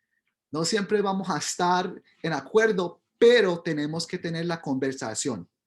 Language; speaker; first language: Spanish; early bilingual, heritage; Spanish